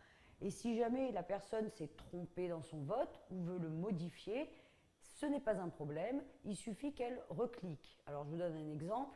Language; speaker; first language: French; native; French